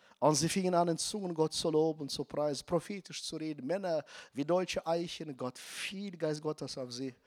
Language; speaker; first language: German; non-native, fluent; Russian